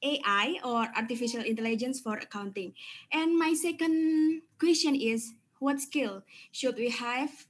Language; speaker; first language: English; non-native, learner; Indonesian